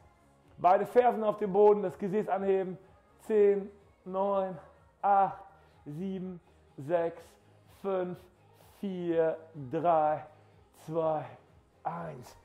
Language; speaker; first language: German; native; German